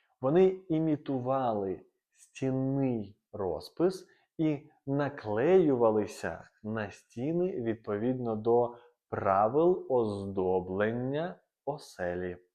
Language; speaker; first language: Ukrainian; native; Ukrainian